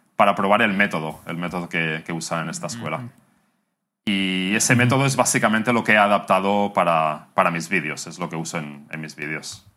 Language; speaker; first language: Spanish; native; Spanish